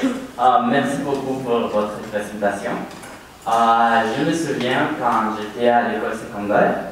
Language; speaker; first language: French; non-native, learner; Spanish